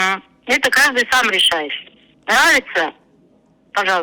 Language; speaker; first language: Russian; non-native, local second language; Kyrgyz